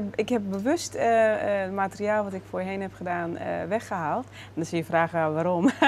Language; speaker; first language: Dutch; native; Dutch